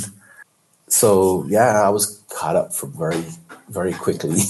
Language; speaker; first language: English; native; English